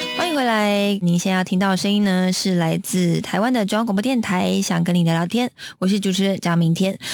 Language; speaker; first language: Chinese; native; Chinese